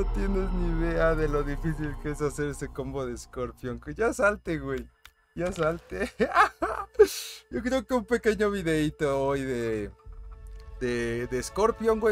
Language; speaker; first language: Spanish; native; Spanish